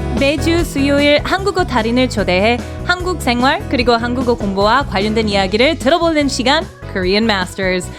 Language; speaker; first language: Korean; non-native, fluent; English